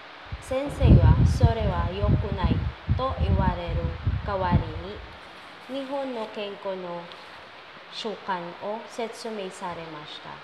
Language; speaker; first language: Japanese; non-native, learner; Filipino